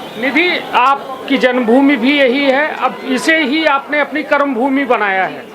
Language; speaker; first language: Hindi; native; Hindi